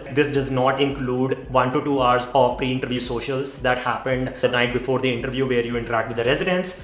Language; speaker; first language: English; non-native, local second language; Hindi